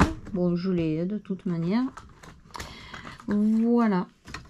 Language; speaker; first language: French; native; French